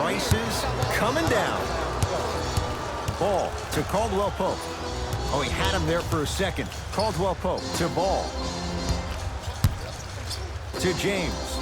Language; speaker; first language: English; native; English